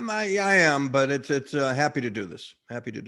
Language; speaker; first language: English; native; English